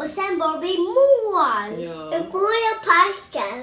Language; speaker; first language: Swedish; early bilingual, other home language; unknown